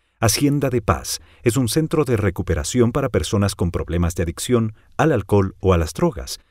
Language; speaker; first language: Spanish; native; Spanish